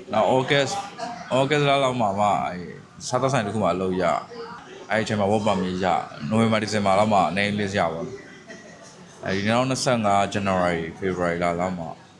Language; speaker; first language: Burmese; native; Burmese